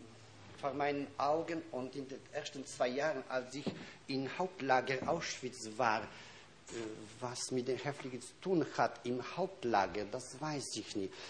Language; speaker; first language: German; non-native, fluent; Polish